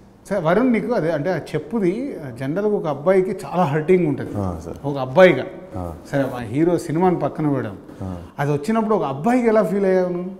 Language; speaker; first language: Telugu; native; Telugu